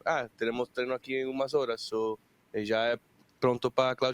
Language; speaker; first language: Portuguese; non-native, fluent; Spanish